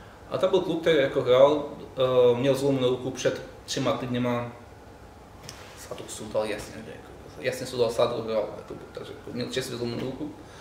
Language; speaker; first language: Czech; non-native, fluent; Russian